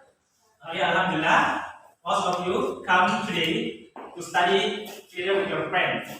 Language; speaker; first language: English; non-native, learner; Indonesian